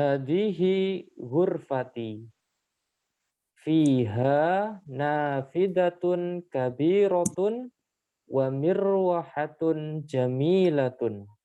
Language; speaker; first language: Arabic; non-native, fluent; Indonesian